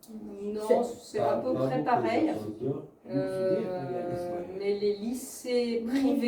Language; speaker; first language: French; native; French